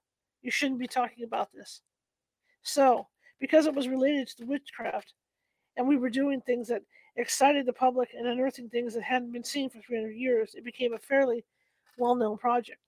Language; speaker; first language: English; native; English